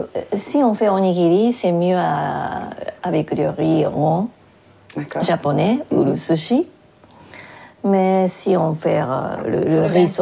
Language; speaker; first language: French; non-native, fluent; Japanese